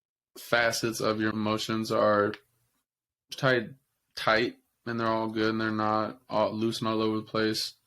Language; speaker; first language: English; native; English